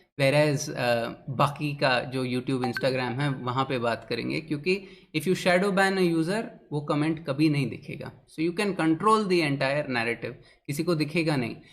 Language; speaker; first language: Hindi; non-native, local second language; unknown